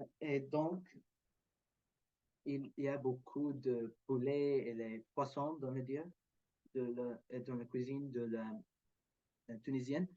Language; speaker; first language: French; non-native, learner; Arabic